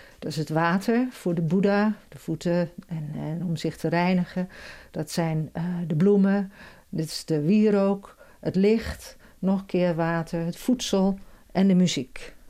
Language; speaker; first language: Dutch; native; Dutch